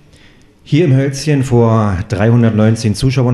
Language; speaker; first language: German; native; German